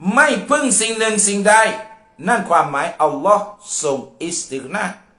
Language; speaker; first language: Thai; non-native, local second language; Malay